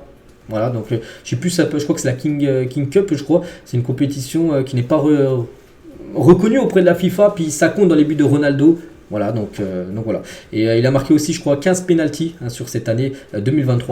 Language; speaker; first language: French; native; French